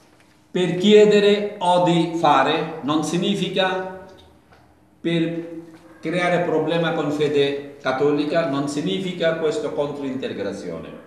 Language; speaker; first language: Italian; non-native, learner; Bangla